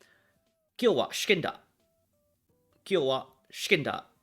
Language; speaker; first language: Japanese; non-native, learner; English